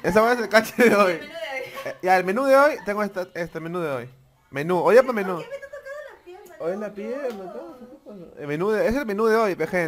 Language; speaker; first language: Spanish; native; Spanish